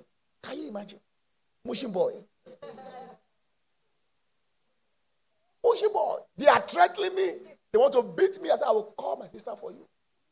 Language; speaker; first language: English; non-native, local second language; Yoruba